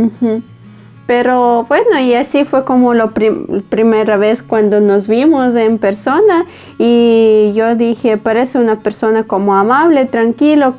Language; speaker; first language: Spanish; non-native, fluent; Ukrainian